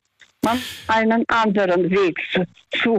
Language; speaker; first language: German; non-native, fluent; Russian